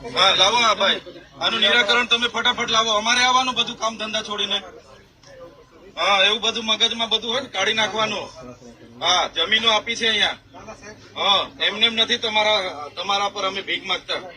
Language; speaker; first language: Gujarati; non-native, local second language; Vasavi